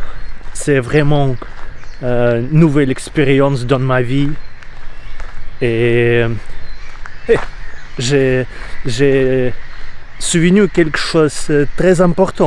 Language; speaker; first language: French; non-native, learner; Russian